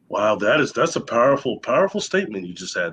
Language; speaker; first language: English; native; English